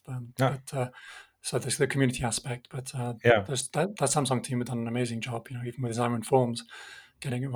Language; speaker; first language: English; native; English